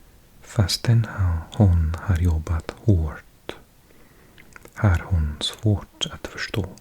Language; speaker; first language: Swedish; non-native, learner; English